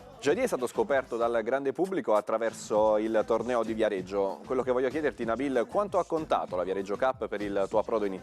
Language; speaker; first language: Italian; native; Italian